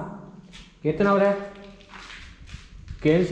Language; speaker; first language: Kannada; non-native, local second language; Telugu